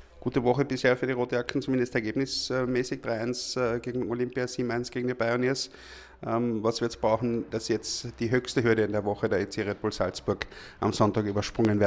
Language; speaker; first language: German; native; German